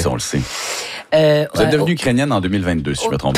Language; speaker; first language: French; native; French